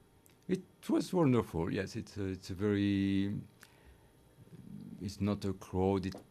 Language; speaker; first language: English; non-native, fluent; French